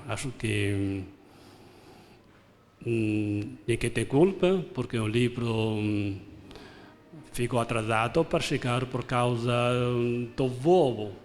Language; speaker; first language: Portuguese; non-native, fluent; Chinese